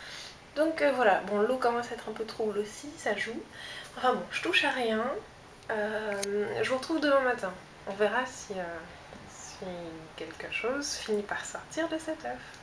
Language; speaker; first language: French; native; French